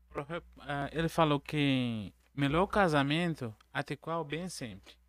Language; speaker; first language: Portuguese; non-native, learner; Arabic